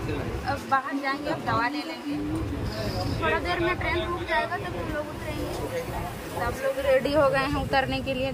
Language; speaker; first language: Hindi; native; Hindi